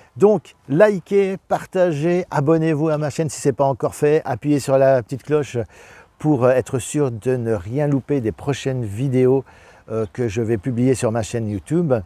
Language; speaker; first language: French; native; French